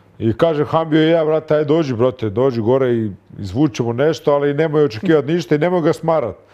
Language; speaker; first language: Croatian; native; Croatian